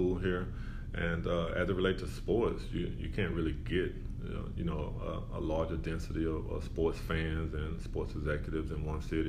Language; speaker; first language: English; native; English